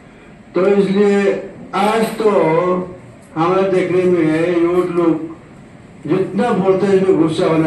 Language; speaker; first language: Hindi; non-native, local second language; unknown